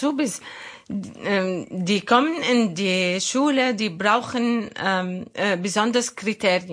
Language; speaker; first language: German; non-native, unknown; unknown